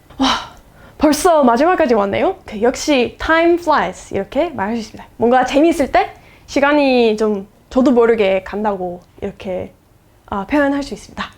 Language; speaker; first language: Korean; non-native, fluent; English